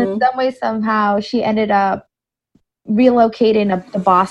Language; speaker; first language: English; early bilingual, other home language; Spanish